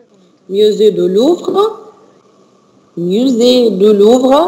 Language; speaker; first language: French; non-native, fluent; Arabic